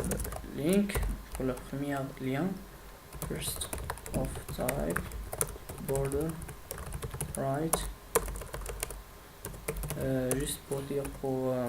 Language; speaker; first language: French; non-native, fluent; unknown